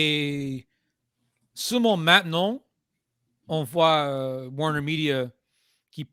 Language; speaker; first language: French; non-native, fluent; English